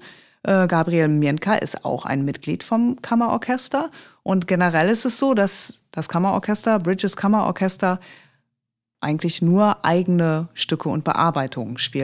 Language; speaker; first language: German; native; German